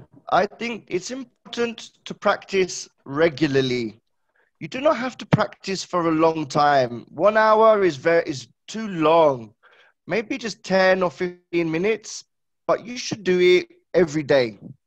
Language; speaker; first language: English; native; English